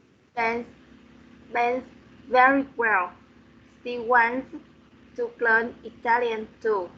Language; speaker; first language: English; non-native, learner; Vietnamese